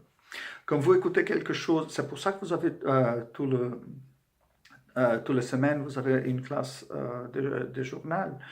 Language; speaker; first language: French; non-native, fluent; Portuguese